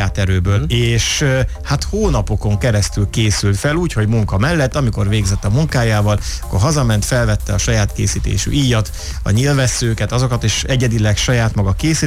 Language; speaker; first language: Hungarian; native; Hungarian